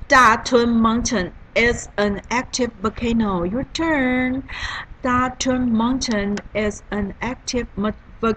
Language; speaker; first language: English; non-native, learner; Chinese